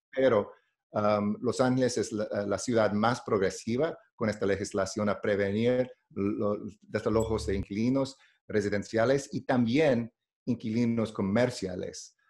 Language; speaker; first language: Spanish; non-native, learner; English